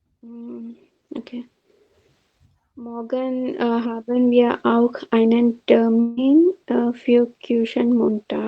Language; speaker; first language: German; non-native, learner; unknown